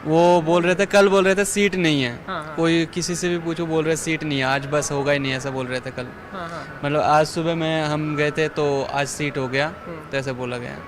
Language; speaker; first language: Hindi; non-native, local second language; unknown